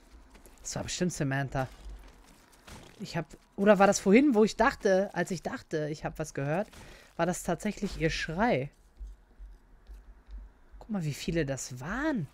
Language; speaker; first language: German; native; German